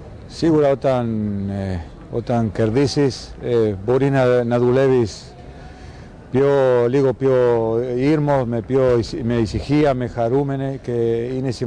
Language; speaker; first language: Greek; non-native, learner; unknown